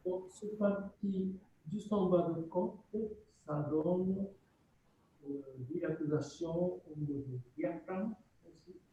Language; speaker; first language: French; non-native, fluent; Japanese